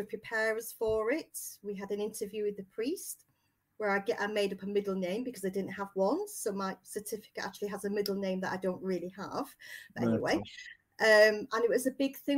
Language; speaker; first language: English; native; English